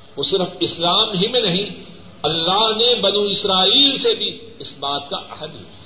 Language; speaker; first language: Urdu; non-native, local second language; Punjabi